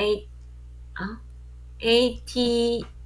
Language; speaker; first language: English; non-native, learner; Japanese